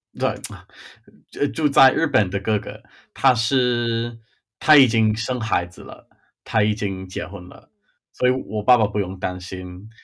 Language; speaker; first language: Chinese; non-native, fluent; English